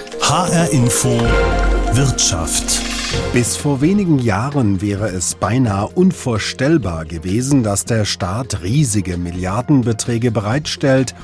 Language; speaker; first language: German; native; German